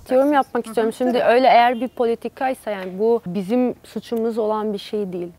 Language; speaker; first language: Turkish; non-native, fluent; Arabic